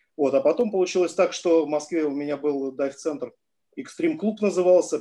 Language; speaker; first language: Russian; native; Russian